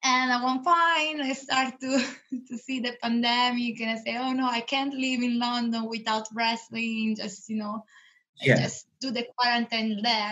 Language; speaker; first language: English; non-native, fluent; Italian